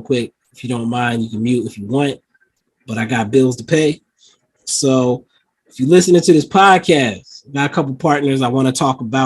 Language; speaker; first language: English; native; English